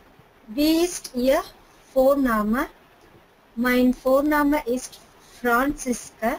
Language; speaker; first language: German; non-native, learner; Tamil